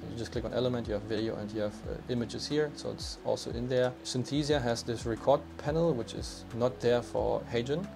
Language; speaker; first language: English; non-native, fluent; German